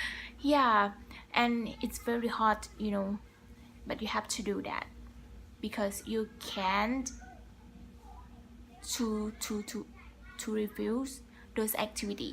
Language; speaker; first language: English; non-native, learner; Thai